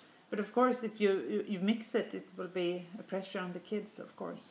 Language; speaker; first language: English; non-native, fluent; Swedish